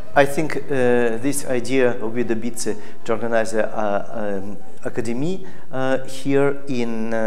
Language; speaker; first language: English; non-native, fluent; Russian